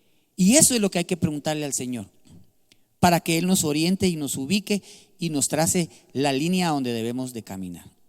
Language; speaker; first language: Spanish; native; Spanish